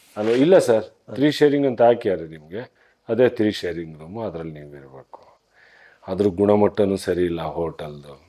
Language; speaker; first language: Kannada; native; Kannada